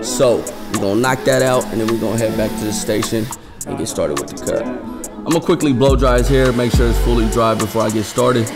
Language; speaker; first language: English; native; English